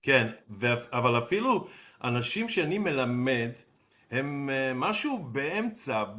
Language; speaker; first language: Hebrew; non-native, fluent; Serbian